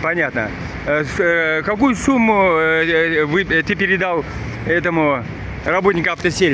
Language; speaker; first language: Russian; non-native, local second language; Uzbek